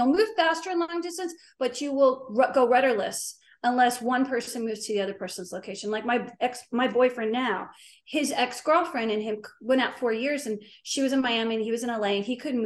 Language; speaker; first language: English; native; English